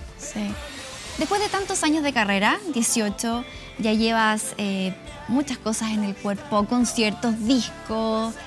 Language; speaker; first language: Spanish; native; Spanish